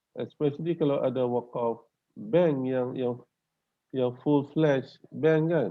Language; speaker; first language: Malay; native; Malay